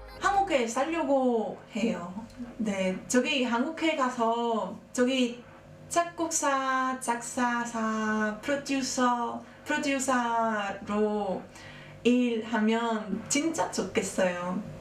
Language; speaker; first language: Korean; non-native, learner; Spanish